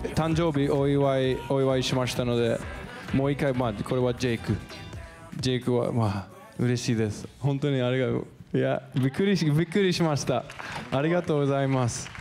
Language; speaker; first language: Japanese; non-native, fluent; English